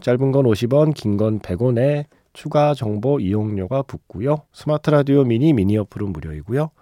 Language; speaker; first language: Korean; native; Korean